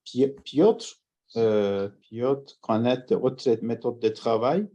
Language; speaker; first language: French; non-native, learner; Turkish